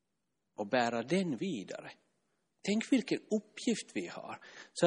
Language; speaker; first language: Swedish; non-native, fluent; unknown